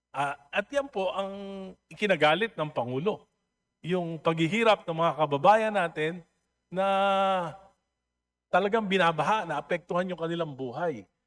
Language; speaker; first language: Filipino; native; Filipino